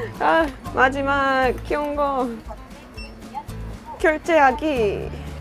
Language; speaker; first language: Korean; non-native, learner; English